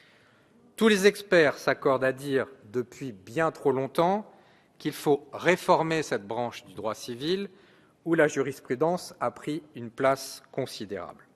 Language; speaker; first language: French; native; French